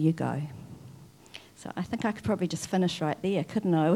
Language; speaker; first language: English; native; English